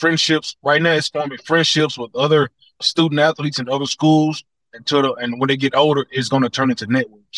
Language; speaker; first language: English; native; English